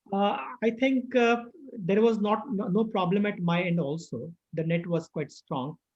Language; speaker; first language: English; non-native, local second language; Marathi